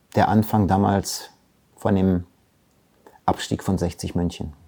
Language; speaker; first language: German; early bilingual, other home language; Polish